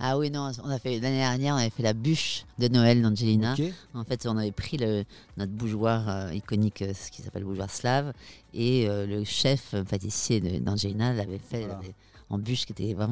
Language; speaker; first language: French; native; French